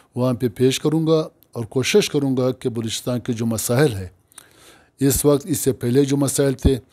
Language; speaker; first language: Urdu; non-native, local second language; Pashto